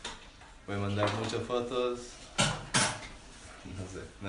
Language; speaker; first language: Spanish; non-native, learner; English